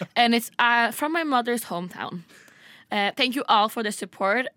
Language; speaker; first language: English; non-native, fluent; Norwegian